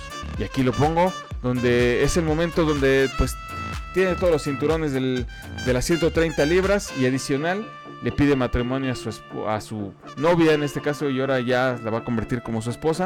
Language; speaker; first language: Spanish; native; Spanish